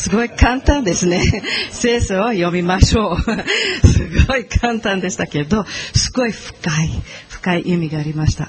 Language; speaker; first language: Japanese; non-native, learner; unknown